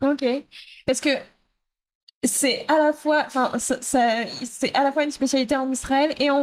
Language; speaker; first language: French; native; French